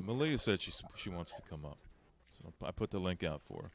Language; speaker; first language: English; native; English